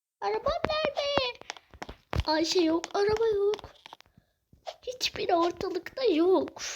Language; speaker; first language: Turkish; native; Turkish